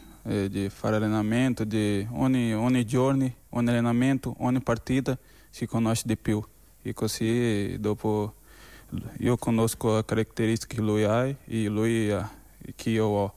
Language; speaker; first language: Italian; non-native, fluent; Portuguese